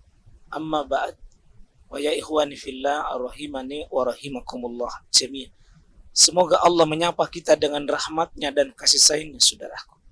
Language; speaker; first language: Indonesian; native; Indonesian